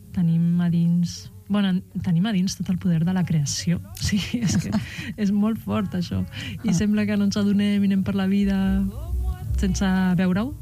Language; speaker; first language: Catalan; non-native, local second language; Spanish